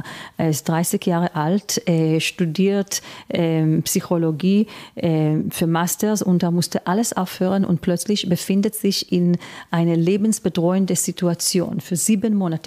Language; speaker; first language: German; non-native, fluent; Hebrew